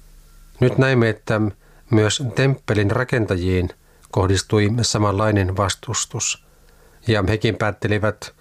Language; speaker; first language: Finnish; native; Finnish